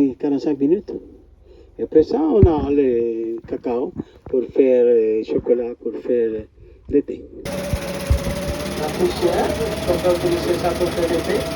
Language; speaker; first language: French; non-native, learner; Spanish